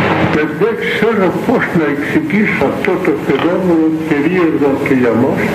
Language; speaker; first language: Greek; non-native, fluent; Russian